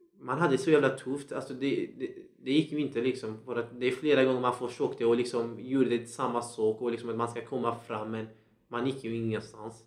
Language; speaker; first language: Swedish; non-native, fluent; Central Kurdish